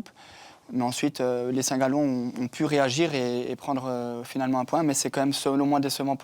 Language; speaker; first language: French; native; French